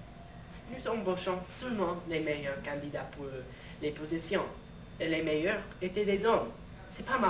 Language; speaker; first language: French; non-native, learner; English